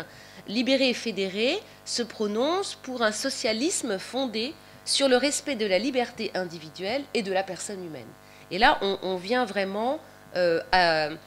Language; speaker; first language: French; native; French